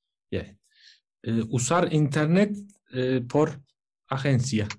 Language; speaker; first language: Spanish; non-native, learner; Turkish